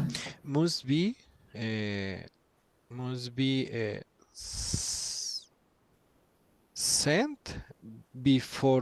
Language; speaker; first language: English; non-native, learner; Spanish